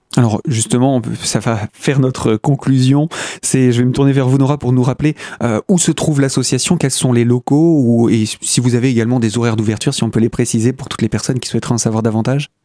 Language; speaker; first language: French; native; French